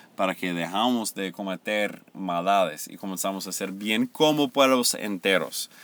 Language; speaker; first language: Spanish; non-native, fluent; English